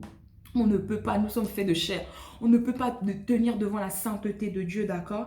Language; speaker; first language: French; native; French